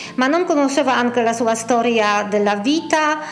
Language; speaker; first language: Italian; non-native, fluent; Polish